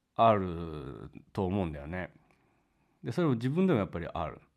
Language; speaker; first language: Japanese; native; Japanese